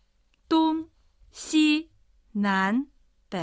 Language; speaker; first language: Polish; non-native, fluent; Chinese